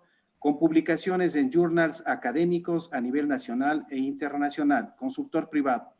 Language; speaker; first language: Spanish; native; Spanish